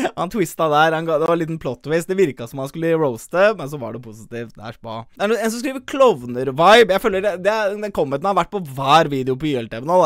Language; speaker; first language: Norwegian; early bilingual, other home language; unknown